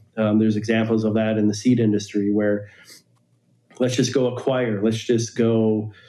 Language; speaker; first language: English; native; English